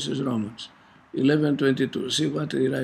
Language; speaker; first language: English; non-native, fluent; Greek